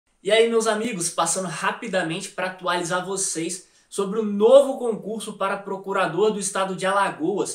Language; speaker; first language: Portuguese; native; Portuguese